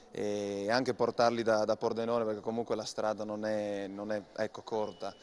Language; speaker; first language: Italian; native; Italian